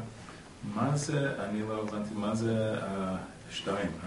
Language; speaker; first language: Hebrew; non-native, learner; English